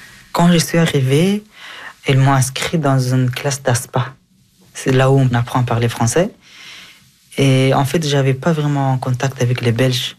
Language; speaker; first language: French; non-native, fluent; Persian